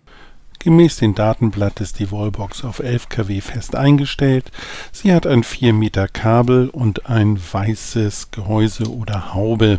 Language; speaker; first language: German; native; German